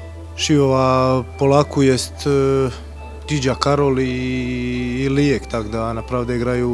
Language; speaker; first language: Polish; non-native, learner; Croatian